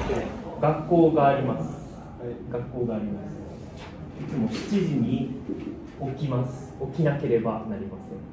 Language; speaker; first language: Japanese; non-native, learner; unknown